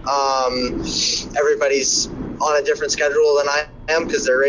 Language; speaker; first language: English; native; English